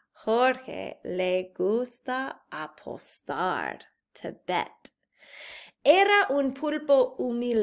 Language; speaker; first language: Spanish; non-native, fluent; English